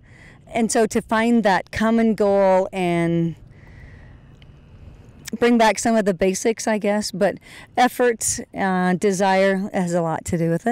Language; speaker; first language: English; native; English